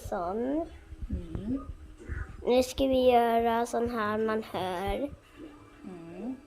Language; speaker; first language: Swedish; early bilingual, other home language; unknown